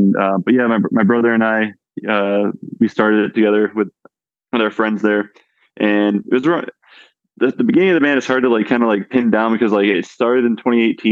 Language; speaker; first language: English; native; English